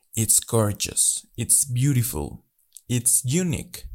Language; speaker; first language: English; non-native, learner; Spanish